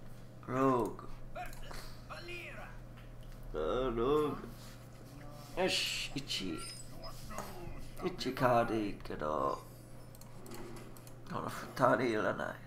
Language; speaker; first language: Japanese; non-native, learner; English